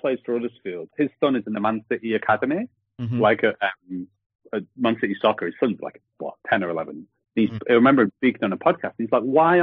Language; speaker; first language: English; native; English